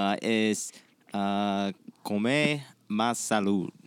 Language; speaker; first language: Spanish; non-native, learner; English